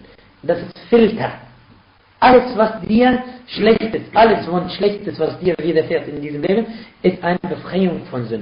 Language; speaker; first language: German; non-native, fluent; Arabic